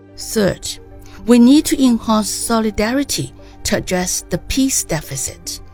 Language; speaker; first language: English; non-native, fluent; Chinese